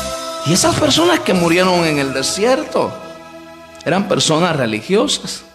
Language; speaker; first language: Spanish; native; Spanish